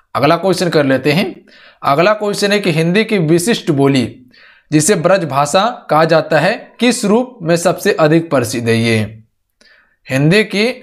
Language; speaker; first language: Hindi; native; Hindi